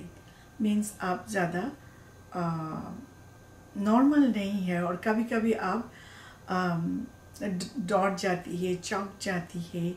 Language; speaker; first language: Hindi; non-native, learner; Bangla